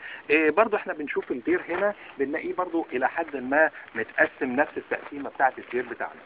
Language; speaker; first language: Arabic; native; Arabic